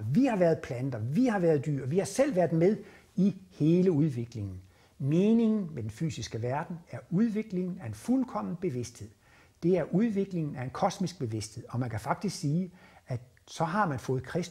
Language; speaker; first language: Danish; native; Danish